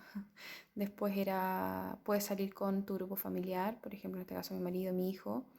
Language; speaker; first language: Spanish; native; Spanish